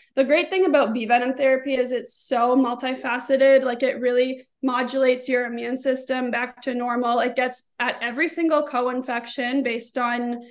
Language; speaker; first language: English; native; English